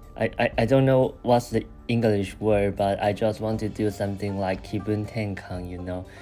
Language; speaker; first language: English; non-native, fluent; Chinese